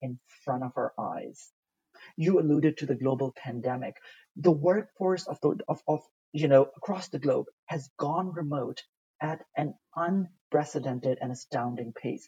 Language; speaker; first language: English; non-native, local second language; Urdu